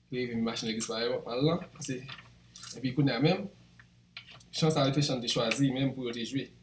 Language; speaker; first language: French; non-native, local second language; Haitian Creole